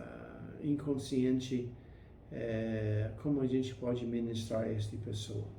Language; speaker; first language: Portuguese; non-native, fluent; English